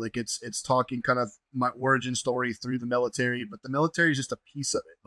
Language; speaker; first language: English; native; English